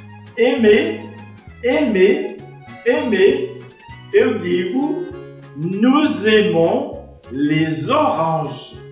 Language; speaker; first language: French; non-native, fluent; Portuguese